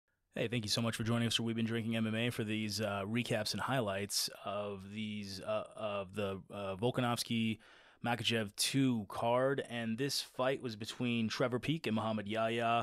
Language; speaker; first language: English; native; English